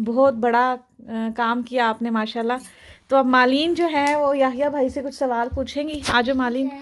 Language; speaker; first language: Hindi; native; Hindi